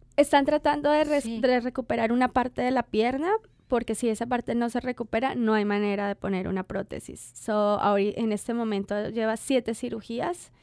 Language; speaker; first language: Spanish; native; Spanish